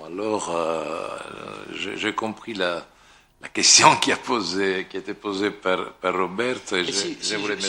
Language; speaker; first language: French; non-native, fluent; Italian